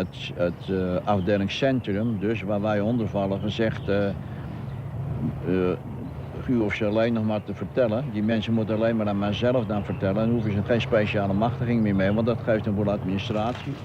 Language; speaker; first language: Dutch; native; Dutch